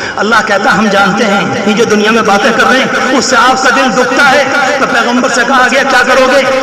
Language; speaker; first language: Urdu; native; Urdu